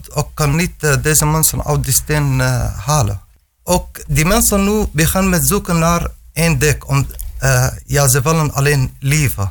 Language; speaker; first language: Dutch; non-native, learner; Arabic